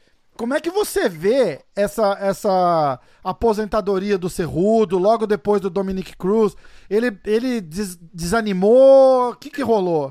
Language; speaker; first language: Portuguese; native; Portuguese